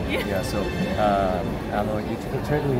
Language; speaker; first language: English; non-native, learner; Korean